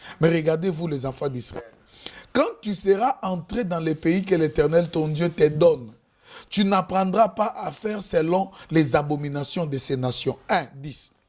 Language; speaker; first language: French; non-native, local second language; Lingala